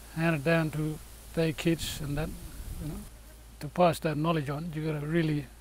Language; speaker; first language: English; native; English